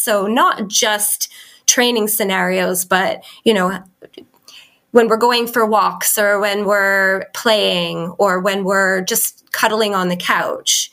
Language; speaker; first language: English; native; English